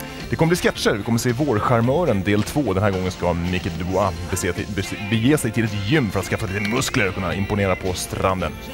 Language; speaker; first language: Swedish; native; Swedish